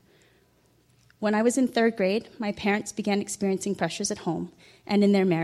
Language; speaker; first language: English; native; English